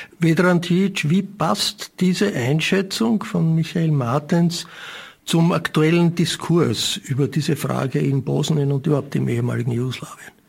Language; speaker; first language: German; native; German